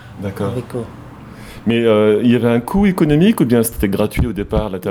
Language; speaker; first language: French; native; French